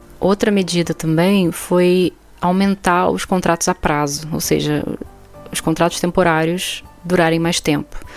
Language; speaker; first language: Portuguese; native; Portuguese